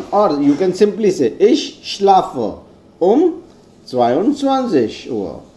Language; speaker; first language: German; non-native, fluent; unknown